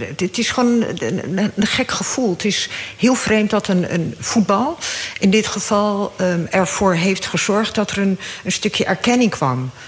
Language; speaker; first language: Dutch; early bilingual, other home language; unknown